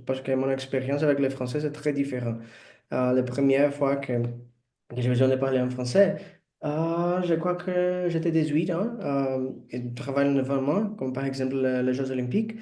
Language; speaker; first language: French; non-native, learner; Portuguese